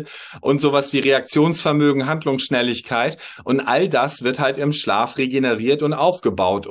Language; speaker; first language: German; native; German